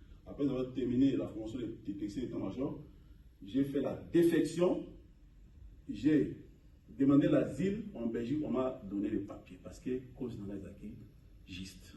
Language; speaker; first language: French; non-native, local second language; Lingala